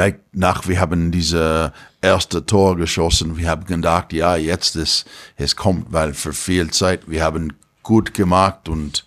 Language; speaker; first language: German; non-native, learner; English